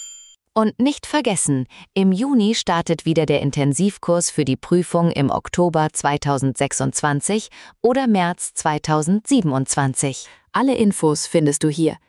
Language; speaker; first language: German; native; German